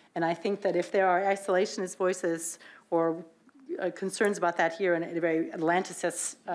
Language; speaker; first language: English; native; English